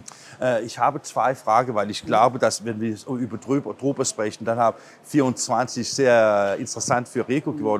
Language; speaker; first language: German; non-native, learner; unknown